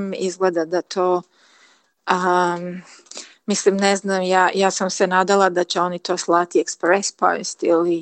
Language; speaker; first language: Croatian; early bilingual, heritage; Croatian